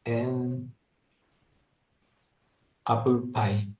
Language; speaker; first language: English; non-native, learner; Spanish